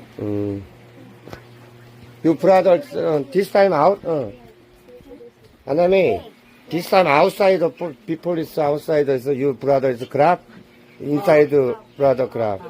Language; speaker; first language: English; non-native, learner; Korean